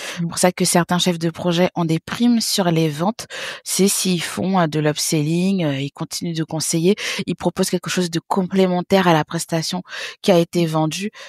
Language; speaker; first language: French; early bilingual, other home language; Haitian Creole